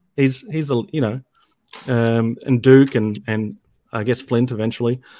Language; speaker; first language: English; native; English